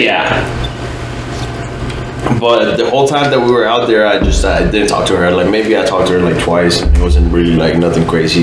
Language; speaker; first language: English; native; English